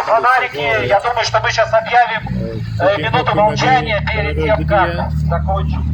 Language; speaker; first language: Russian; native; Russian